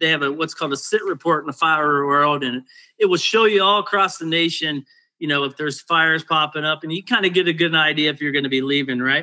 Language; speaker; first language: English; native; English